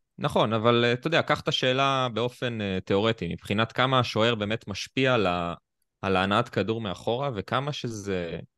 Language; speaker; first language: Hebrew; native; Hebrew